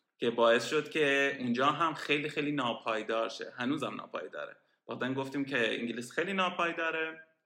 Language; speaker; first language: Persian; native; Persian